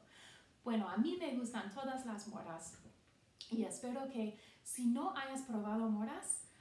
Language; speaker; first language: Spanish; non-native, fluent; English